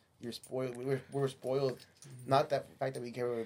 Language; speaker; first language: English; early bilingual, other home language; Spanish